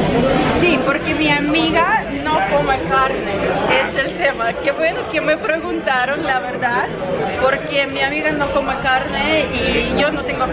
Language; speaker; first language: Spanish; non-native, learner; Russian